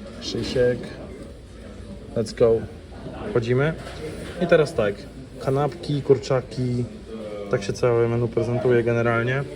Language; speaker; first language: Polish; native; Polish